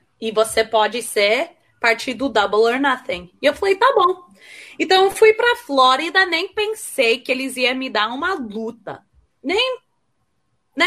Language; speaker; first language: Portuguese; early bilingual, heritage; Portuguese